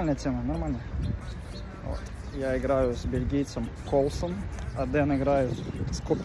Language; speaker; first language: Russian; native; Russian